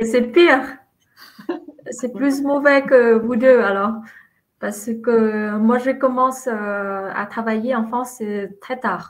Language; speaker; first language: French; non-native, fluent; Vietnamese